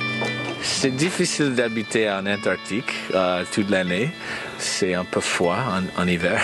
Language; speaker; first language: French; non-native, learner; English